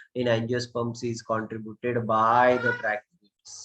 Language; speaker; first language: English; non-native, local second language; Marathi